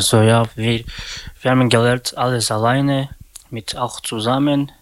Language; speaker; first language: German; non-native, learner; Romany